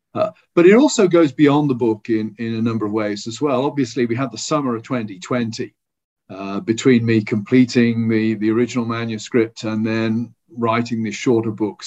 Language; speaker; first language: English; native; English